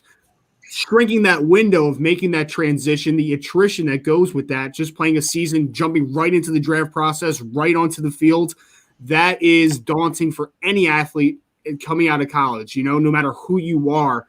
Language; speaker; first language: English; native; English